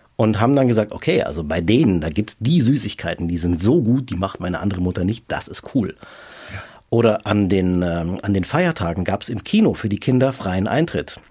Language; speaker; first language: German; native; German